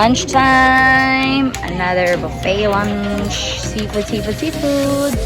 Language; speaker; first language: English; non-native, local second language; Cebuano